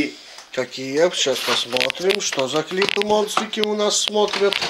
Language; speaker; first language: Russian; native; Russian